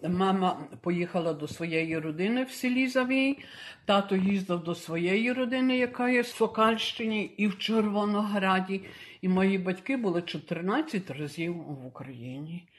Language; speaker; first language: Ukrainian; early bilingual, heritage; Ukrainian